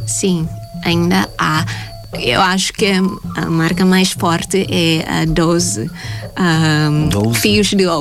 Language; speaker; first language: Portuguese; non-native, fluent; Thai